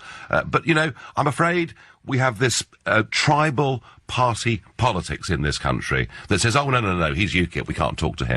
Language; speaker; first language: English; native; English